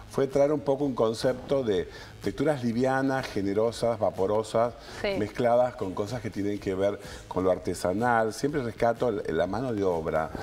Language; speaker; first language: Spanish; native; Spanish